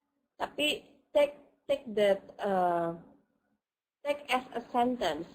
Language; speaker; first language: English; non-native, fluent; Indonesian